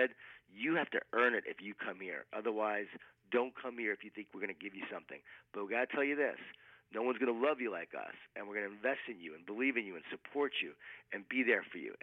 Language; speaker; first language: English; native; English